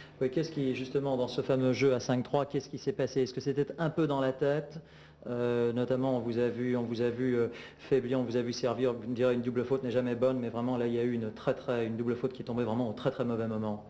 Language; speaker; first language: French; native; French